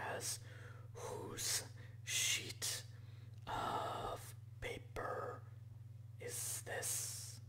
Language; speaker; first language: English; native; English